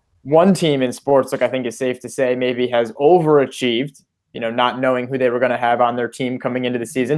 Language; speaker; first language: English; native; English